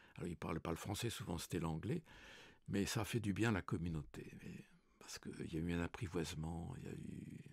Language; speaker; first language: French; native; French